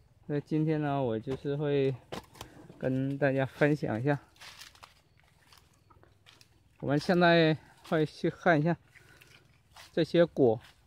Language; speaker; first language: Chinese; early bilingual, heritage; Chinese